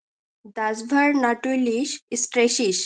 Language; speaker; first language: German; non-native, learner; Bangla